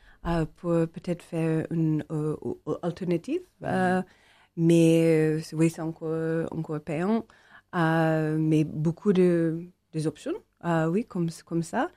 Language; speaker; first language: French; non-native, learner; English